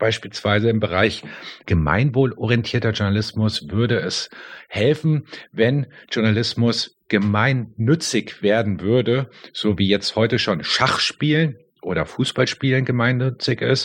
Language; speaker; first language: German; native; German